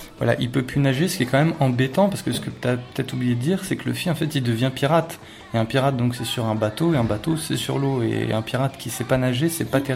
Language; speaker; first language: French; native; French